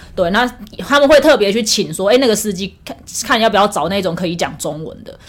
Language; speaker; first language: Chinese; non-native, local second language; Min Nan Chinese